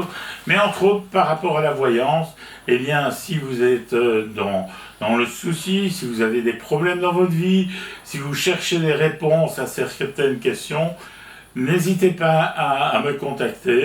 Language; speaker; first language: French; native; French